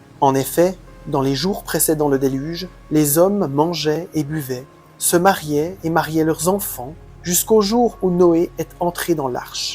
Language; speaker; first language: French; native; French